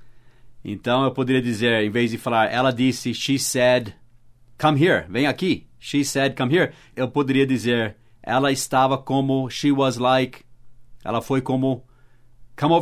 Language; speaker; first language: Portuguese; early bilingual, other home language; English